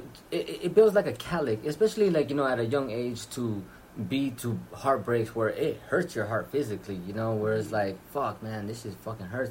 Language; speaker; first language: English; early bilingual, other home language; Spanish